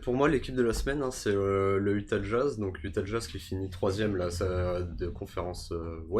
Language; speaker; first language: French; native; French